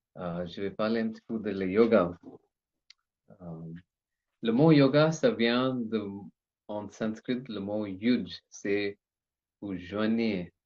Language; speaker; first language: French; non-native, learner; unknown